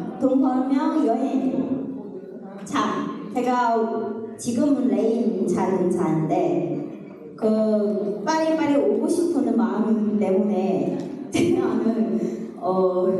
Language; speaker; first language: Korean; non-native, learner; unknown